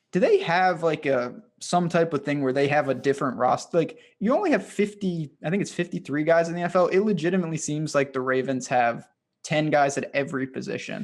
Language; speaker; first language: English; native; English